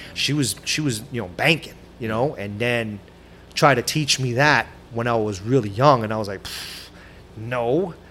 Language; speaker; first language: English; native; English